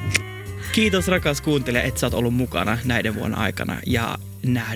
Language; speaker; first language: Finnish; early bilingual, heritage; Swedish